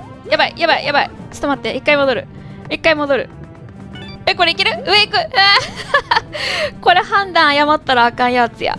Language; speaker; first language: Japanese; native; Japanese